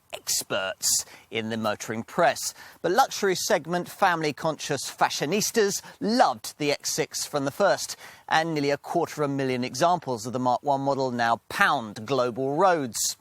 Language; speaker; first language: English; native; English